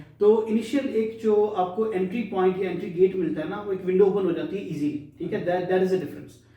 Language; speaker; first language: Urdu; early bilingual, heritage; Urdu